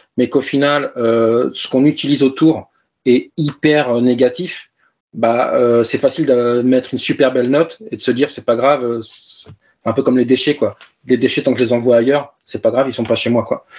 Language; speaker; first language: French; native; French